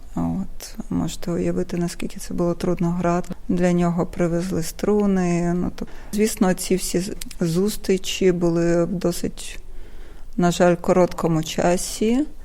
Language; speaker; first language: Ukrainian; native; Ukrainian